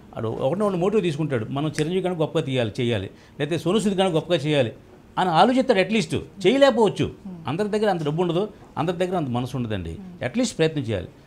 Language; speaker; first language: Telugu; native; Telugu